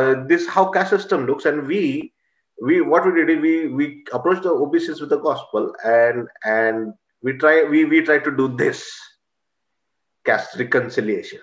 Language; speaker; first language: English; non-native, local second language; Marathi